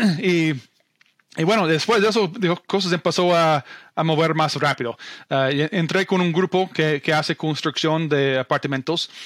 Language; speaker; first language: Spanish; non-native, fluent; English